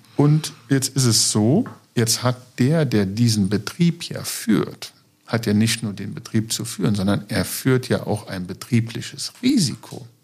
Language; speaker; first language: German; native; German